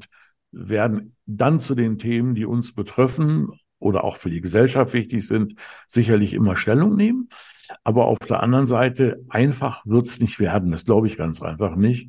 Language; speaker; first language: German; native; German